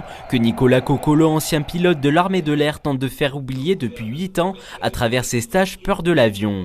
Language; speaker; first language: French; native; French